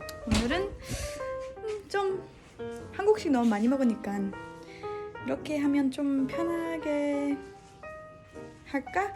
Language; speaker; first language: Korean; early bilingual, heritage; Korean